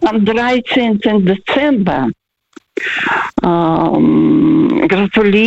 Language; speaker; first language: German; early bilingual, heritage; Russian